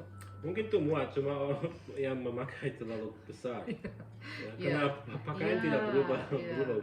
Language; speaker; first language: Indonesian; non-native, fluent; English